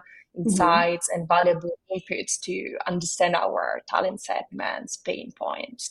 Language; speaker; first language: English; non-native, fluent; Italian